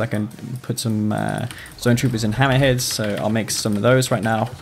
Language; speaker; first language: English; native; English